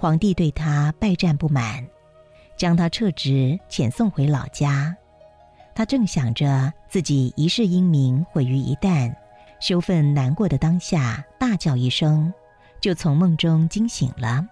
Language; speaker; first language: Chinese; native; Chinese